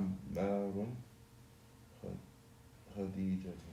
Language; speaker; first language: Arabic; non-native, learner; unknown